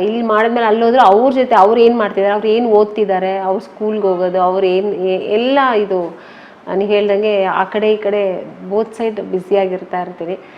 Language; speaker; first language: Kannada; native; Kannada